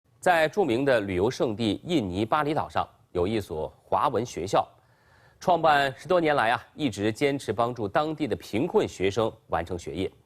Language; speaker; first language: Chinese; native; Chinese